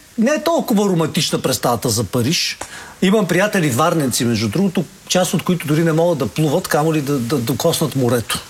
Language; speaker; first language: Bulgarian; native; Bulgarian